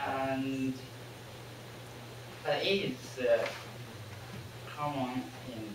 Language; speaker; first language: English; non-native, learner; Japanese